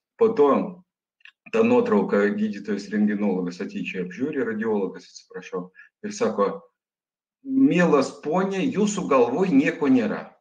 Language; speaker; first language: Lithuanian; non-native, local second language; Russian